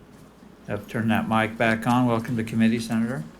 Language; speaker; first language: English; native; English